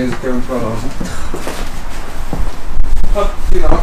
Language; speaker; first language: Dutch; native; Dutch